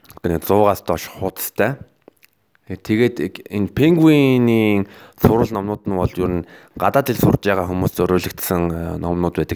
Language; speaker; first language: Mongolian; native; Mongolian